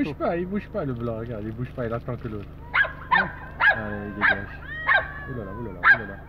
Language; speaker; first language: French; non-native, local second language; Arabic